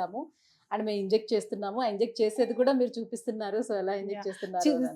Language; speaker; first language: Telugu; native; Telugu